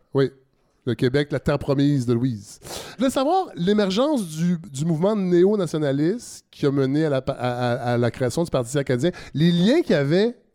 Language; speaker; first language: French; native; French